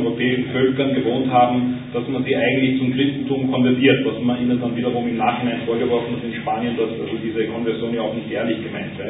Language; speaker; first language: German; native; German